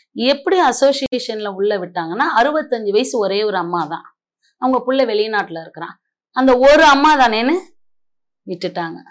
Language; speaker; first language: Tamil; non-native, local second language; Marathi